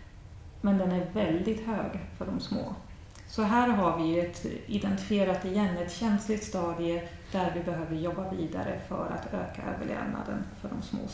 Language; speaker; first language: Swedish; native; Swedish